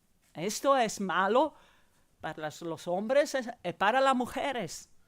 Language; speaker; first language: Spanish; non-native, fluent; Italian